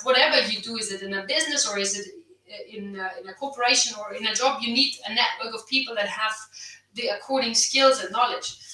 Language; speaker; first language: English; non-native, fluent; German